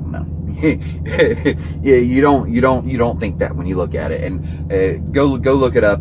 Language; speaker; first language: English; native; English